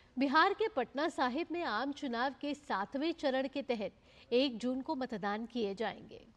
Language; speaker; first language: Hindi; native; Hindi